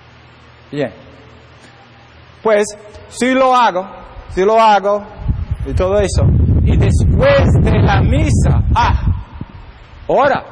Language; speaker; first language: Spanish; non-native, learner; English